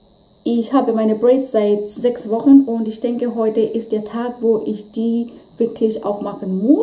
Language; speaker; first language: German; non-native, fluent; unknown